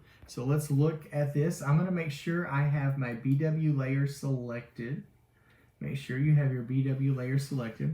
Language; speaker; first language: English; native; English